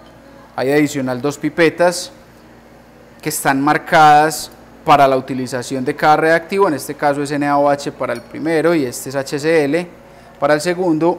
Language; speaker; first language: Spanish; native; Spanish